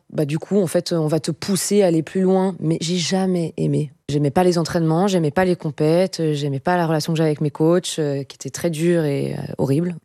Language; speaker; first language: French; native; French